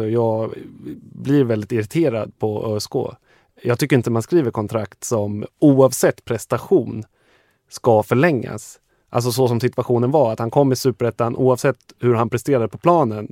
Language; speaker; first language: Swedish; native; Swedish